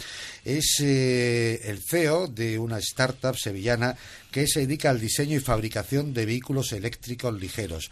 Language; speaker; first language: Spanish; native; Spanish